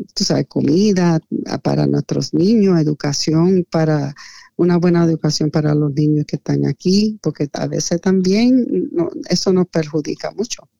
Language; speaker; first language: Spanish; early bilingual, heritage; Spanish